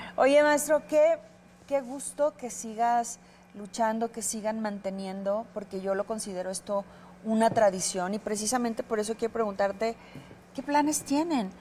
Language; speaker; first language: Spanish; native; Spanish